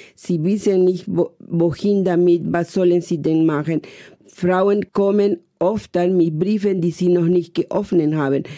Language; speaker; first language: German; non-native, fluent; Spanish